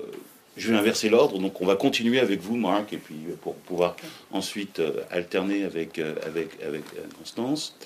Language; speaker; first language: French; native; French